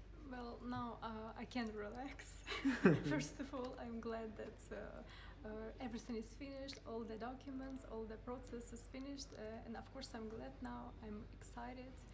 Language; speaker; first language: English; non-native, fluent; Russian